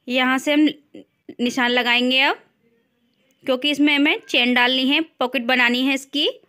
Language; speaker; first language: Hindi; native; Hindi